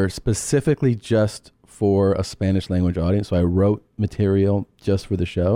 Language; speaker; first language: English; native; English